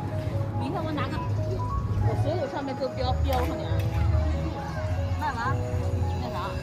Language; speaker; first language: Chinese; native; Chinese